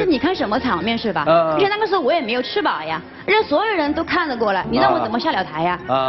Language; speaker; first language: Chinese; native; Chinese